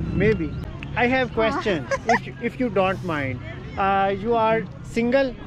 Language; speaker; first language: English; non-native, learner; Urdu